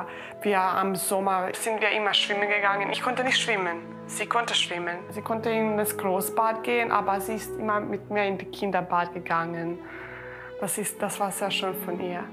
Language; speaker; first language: German; early bilingual, other home language; Croatian